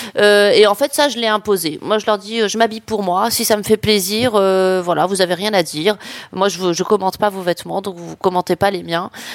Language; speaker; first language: French; native; French